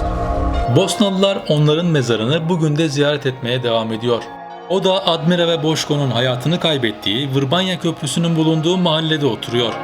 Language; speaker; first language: Turkish; native; Turkish